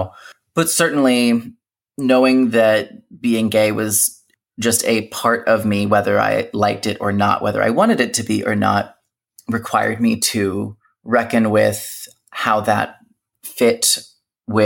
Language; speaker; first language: English; native; English